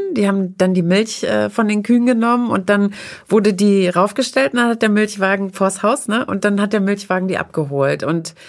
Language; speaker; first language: German; native; German